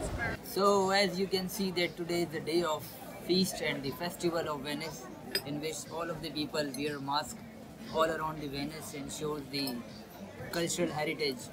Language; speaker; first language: English; non-native, fluent; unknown